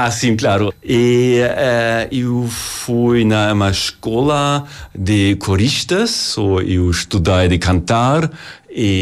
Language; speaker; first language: Portuguese; non-native, learner; German